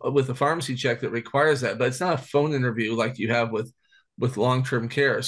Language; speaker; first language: English; native; English